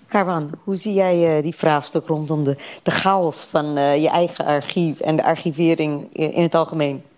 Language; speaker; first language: Dutch; non-native, fluent; English